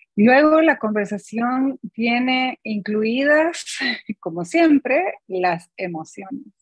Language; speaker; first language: Spanish; native; Spanish